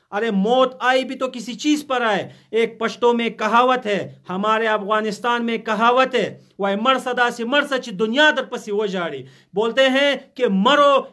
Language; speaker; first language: Urdu; non-native, fluent; Pashto